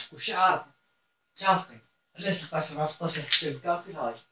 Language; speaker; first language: Arabic; native; Arabic